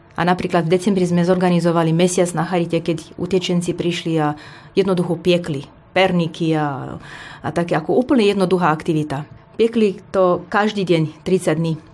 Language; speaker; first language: Slovak; non-native, fluent; Romanian